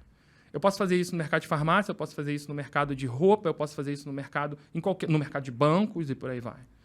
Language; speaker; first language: Portuguese; native; Portuguese